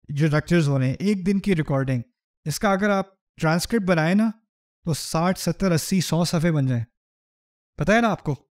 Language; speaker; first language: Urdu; native; Urdu